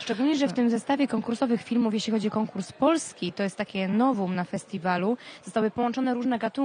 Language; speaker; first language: Polish; native; Polish